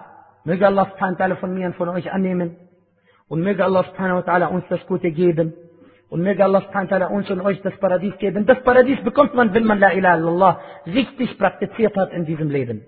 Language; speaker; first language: German; non-native, fluent; Arabic